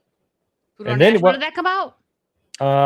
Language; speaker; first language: English; native; English